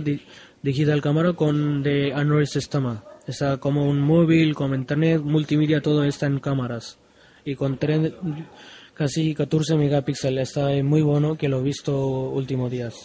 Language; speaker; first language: Spanish; non-native, learner; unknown